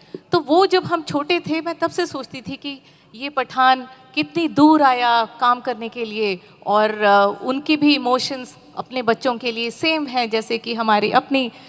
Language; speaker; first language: Hindi; native; Hindi